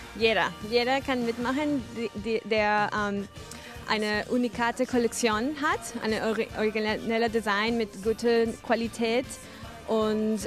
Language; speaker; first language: German; non-native, fluent; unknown